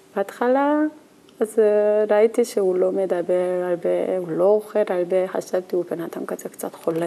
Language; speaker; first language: Hebrew; non-native, learner; Korean